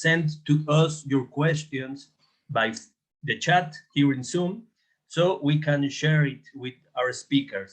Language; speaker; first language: English; non-native, fluent; Spanish